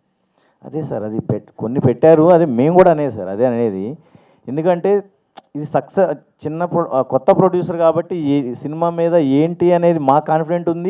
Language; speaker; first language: Telugu; native; Telugu